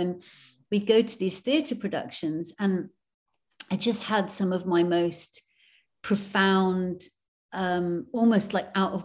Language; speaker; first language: English; native; English